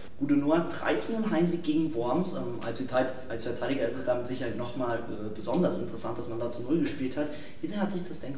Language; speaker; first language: German; native; German